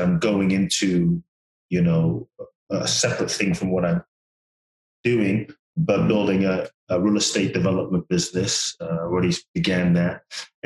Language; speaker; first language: English; native; English